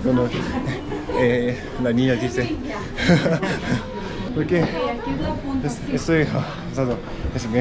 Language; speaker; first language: Spanish; non-native, learner; Korean